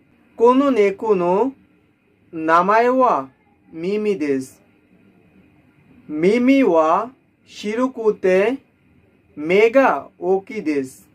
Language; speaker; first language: Japanese; non-native, learner; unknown